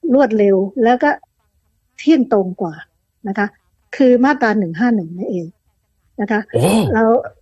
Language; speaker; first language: Thai; native; Thai